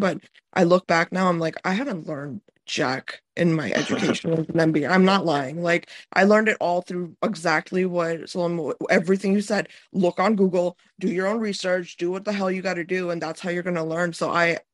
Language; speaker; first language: English; native; English